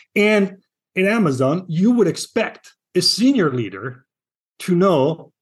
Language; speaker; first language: English; non-native, fluent; Italian